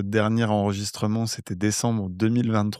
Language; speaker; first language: French; native; French